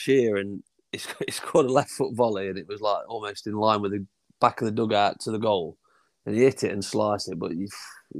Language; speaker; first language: English; native; English